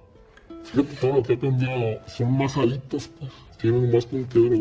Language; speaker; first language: Spanish; native; Spanish